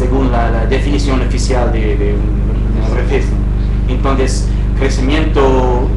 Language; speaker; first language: Spanish; non-native, fluent; English